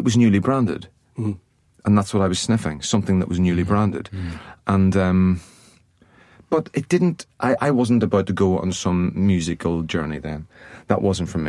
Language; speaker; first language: English; native; English